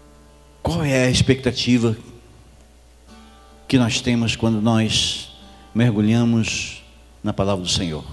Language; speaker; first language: Portuguese; native; Portuguese